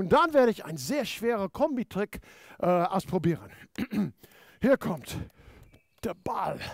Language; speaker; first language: German; non-native, fluent; English